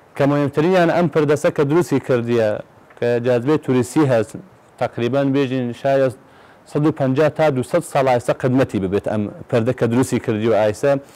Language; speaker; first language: Central Kurdish; non-native, local second language; Gurani